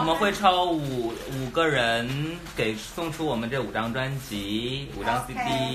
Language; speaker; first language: Chinese; native; Chinese